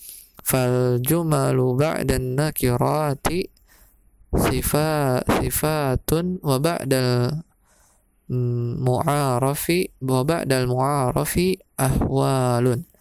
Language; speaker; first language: Arabic; non-native, fluent; Indonesian